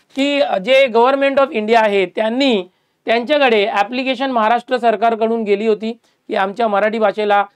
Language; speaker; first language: Marathi; native; Marathi